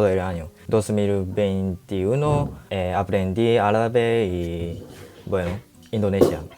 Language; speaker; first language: Spanish; non-native, learner; Japanese